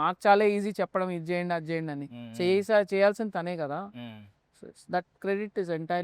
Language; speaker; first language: Telugu; native; Telugu